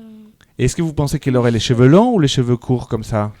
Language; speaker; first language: French; native; French